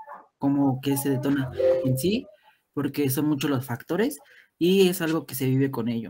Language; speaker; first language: Spanish; native; Spanish